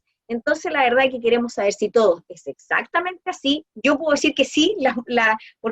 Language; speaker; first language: Spanish; native; Spanish